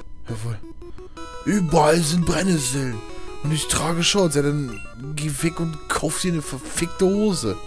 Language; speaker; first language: German; native; German